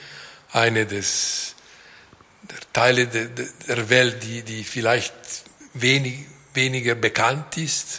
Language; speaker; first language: German; non-native, local second language; French